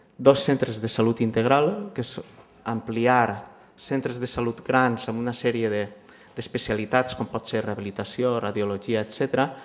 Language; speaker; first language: Catalan; native; Catalan